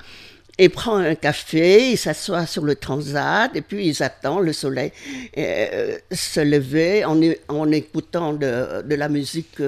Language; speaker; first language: French; non-native, fluent; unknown